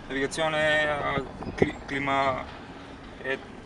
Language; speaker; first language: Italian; non-native, learner; Bulgarian